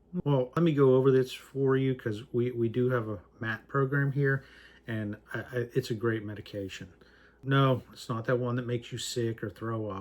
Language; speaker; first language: English; native; English